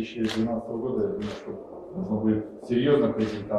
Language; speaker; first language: Russian; native; Russian